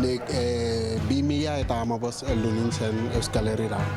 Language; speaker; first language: Basque; non-native, fluent; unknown